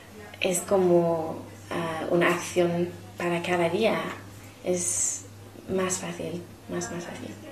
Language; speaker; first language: Spanish; non-native, learner; English